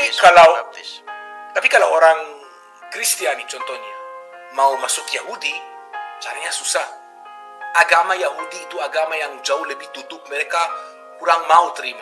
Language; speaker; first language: Indonesian; non-native, fluent; Hebrew